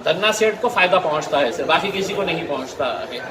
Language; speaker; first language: Hindi; non-native, local second language; Marathi